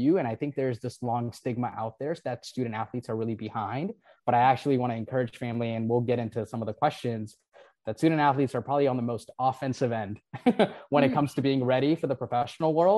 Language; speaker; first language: English; non-native, local second language; Nepali